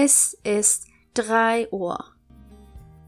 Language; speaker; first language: German; non-native, fluent; Turkish